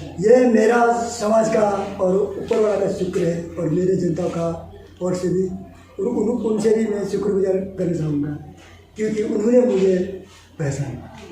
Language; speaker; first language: Hindi; non-native, local second language; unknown